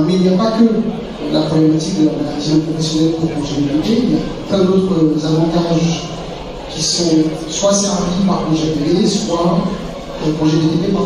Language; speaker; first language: French; native; French